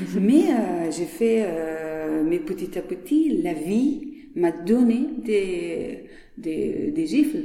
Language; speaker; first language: French; non-native, learner; Persian